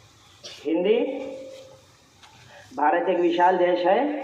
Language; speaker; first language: Hindi; non-native, local second language; Telugu